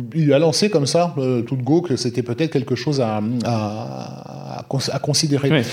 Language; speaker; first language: French; native; French